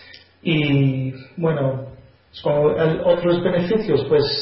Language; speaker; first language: Spanish; non-native, fluent; English